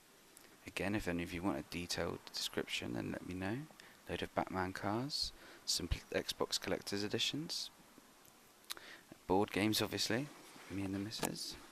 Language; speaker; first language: English; native; English